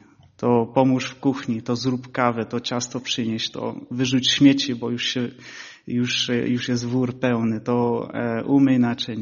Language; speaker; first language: Polish; early bilingual, heritage; Polish